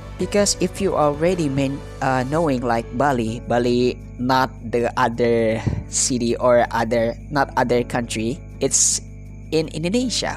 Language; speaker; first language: English; non-native, learner; Indonesian